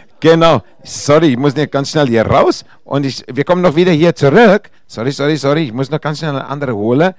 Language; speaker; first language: German; non-native, fluent; Afrikaans